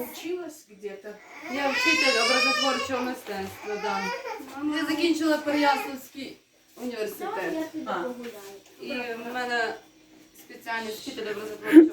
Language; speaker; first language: Ukrainian; native; Ukrainian